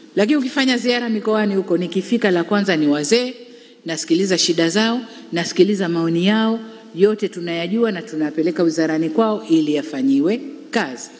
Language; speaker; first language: Swahili; native; Swahili